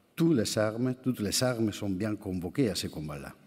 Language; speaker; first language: French; non-native, fluent; Spanish